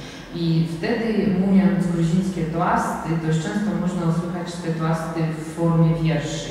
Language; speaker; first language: Polish; non-native, fluent; Georgian